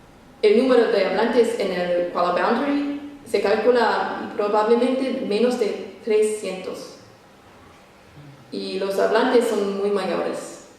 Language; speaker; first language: Spanish; non-native, fluent; English